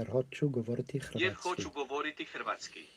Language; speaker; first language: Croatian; non-native, learner; English